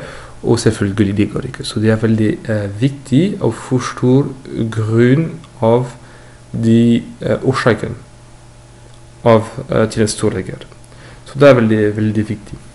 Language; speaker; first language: Norwegian; non-native, fluent; French